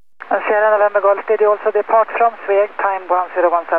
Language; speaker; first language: English; non-native, fluent; Swedish